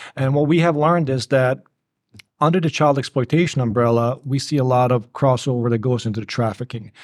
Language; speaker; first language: English; early bilingual, other home language; Bosnian